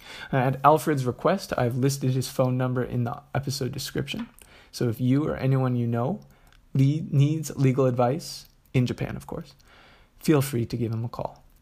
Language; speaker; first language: English; native; English